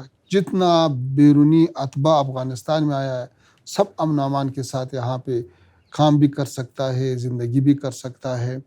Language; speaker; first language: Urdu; non-native, learner; Pashto